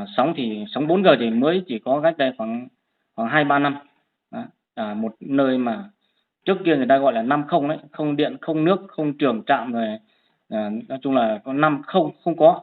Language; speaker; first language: Vietnamese; non-native, local second language; Hmong